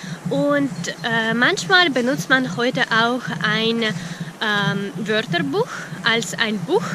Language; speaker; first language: German; non-native, fluent; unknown